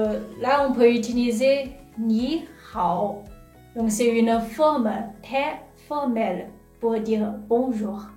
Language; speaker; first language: French; non-native, fluent; Chinese